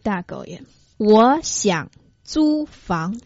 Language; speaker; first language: Chinese; non-native, learner; Croatian